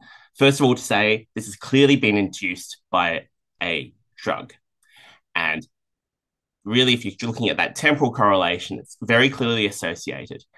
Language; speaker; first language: English; native; English